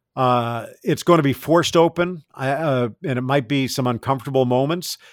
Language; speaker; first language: English; native; English